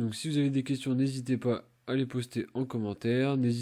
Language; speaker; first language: French; native; French